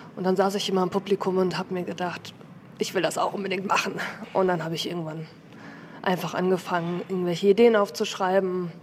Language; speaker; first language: German; native; German